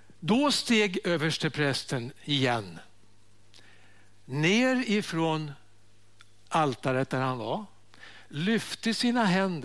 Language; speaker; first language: Swedish; native; Swedish